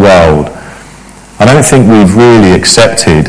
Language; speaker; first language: English; native; English